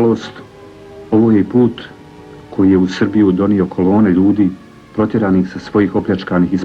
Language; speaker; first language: Bosnian; native; Bosnian